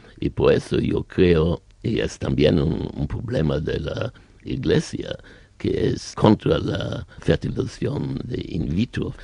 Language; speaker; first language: Spanish; non-native, learner; German